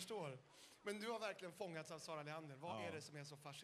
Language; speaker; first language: Swedish; native; Swedish